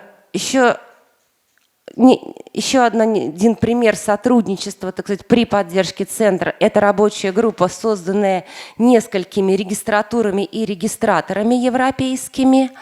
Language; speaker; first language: Russian; native; Russian